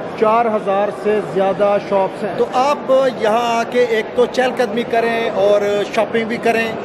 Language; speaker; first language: Urdu; non-native, local second language; Punjabi